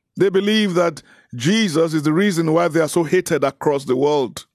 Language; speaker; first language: English; non-native, local second language; Yoruba